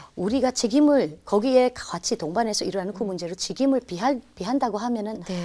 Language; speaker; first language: Korean; non-native, fluent; Filipino